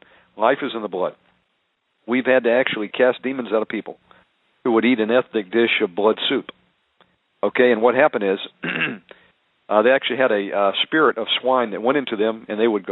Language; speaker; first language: English; native; English